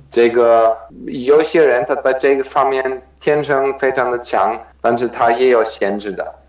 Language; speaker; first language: Chinese; non-native, fluent; German